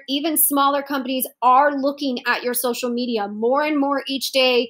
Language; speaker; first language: English; native; English